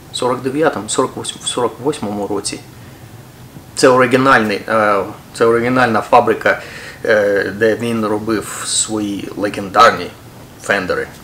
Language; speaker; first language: Ukrainian; non-native, local second language; Russian